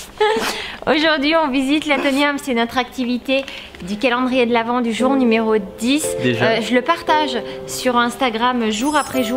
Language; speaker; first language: French; native; French